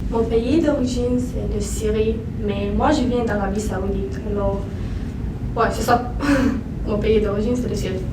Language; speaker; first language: French; non-native, learner; Arabic